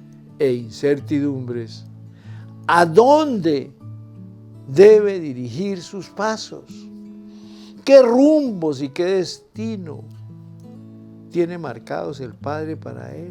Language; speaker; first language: Spanish; native; Spanish